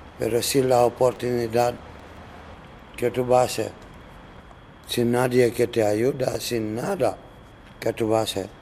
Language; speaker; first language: Spanish; non-native, learner; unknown